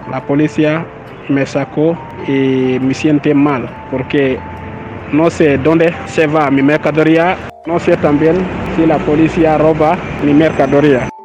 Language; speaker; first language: Spanish; non-native, learner; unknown